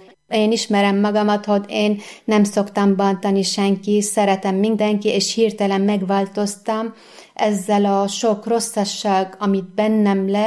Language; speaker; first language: Hungarian; non-native, fluent; Arabic